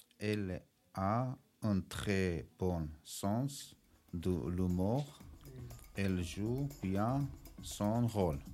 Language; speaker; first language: French; non-native, learner; Georgian